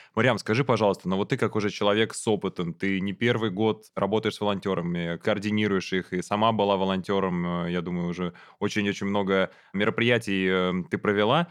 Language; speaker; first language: Russian; native; Russian